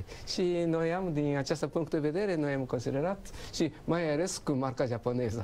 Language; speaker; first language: Romanian; non-native, learner; Japanese